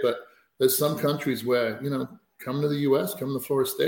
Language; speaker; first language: English; native; English